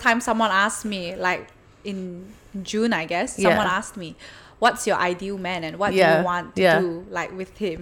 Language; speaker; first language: English; non-native, local second language; Chinese